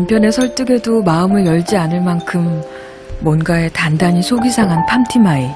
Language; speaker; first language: Korean; native; Korean